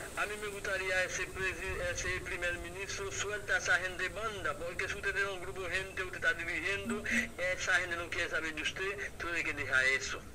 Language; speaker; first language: Spanish; non-native, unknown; Haitian Creole